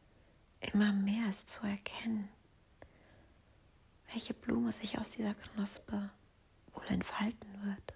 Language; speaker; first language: German; native; German